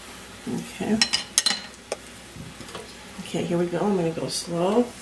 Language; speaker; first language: English; native; English